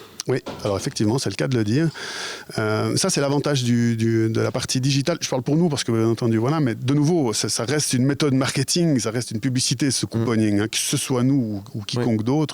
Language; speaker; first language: French; native; French